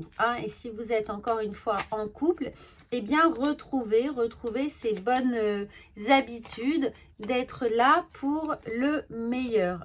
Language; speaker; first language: French; native; French